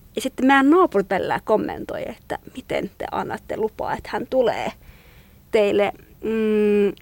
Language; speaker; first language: Finnish; non-native, fluent; Kurdish